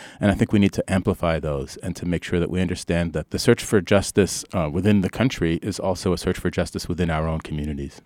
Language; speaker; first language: English; early bilingual, other home language; Arabic